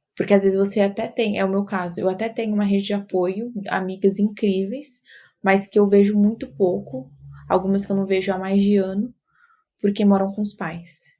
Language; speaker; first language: Portuguese; native; Portuguese